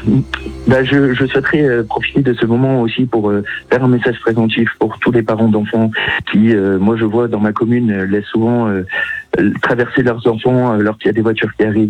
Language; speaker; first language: French; native; French